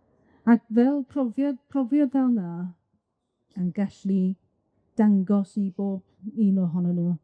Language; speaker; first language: Welsh; non-native, local second language; English